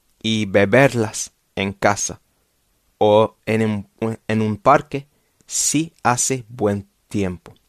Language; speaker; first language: Spanish; non-native, fluent; English